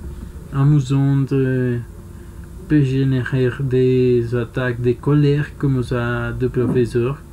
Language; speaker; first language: French; non-native, learner; Spanish